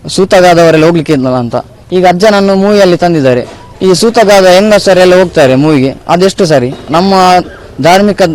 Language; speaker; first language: Kannada; non-native, local second language; Tulu